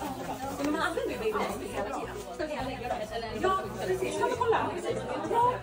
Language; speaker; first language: Swedish; early bilingual, other home language; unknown